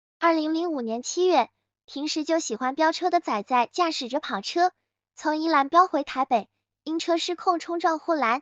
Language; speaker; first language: Chinese; native; Chinese